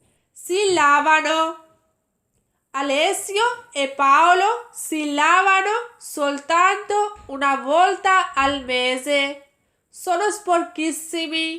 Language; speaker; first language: Italian; non-native, fluent; Urdu